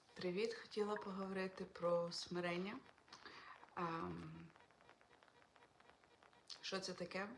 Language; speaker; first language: Ukrainian; non-native, local second language; Russian